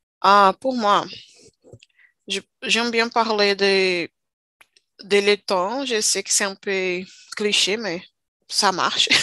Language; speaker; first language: French; non-native, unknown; Portuguese